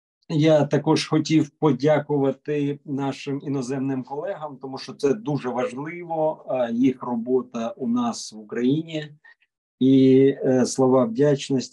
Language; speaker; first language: Ukrainian; native; Ukrainian